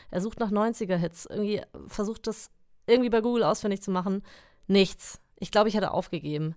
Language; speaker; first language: German; native; German